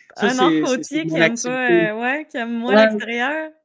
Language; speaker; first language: French; native; French